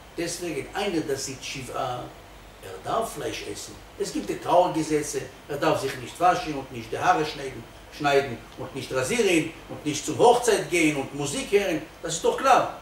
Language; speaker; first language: German; non-native, fluent; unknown